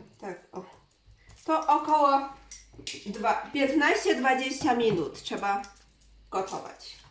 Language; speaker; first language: Polish; non-native, learner; Chinese